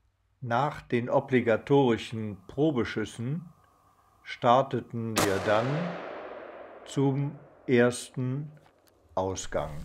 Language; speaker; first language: German; native; German